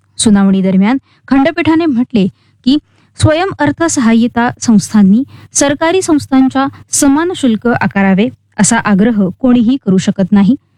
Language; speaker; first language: Marathi; native; Marathi